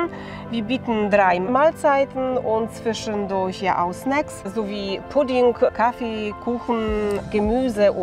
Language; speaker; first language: German; non-native, fluent; Polish